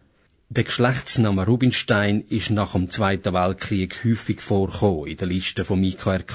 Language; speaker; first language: German; native; German